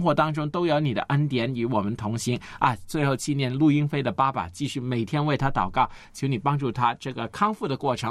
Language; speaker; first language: Chinese; native; Chinese